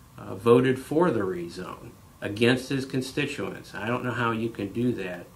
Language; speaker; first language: English; native; English